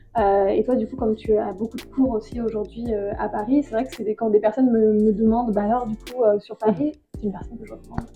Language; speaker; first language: French; native; French